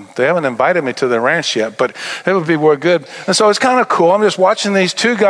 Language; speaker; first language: English; native; English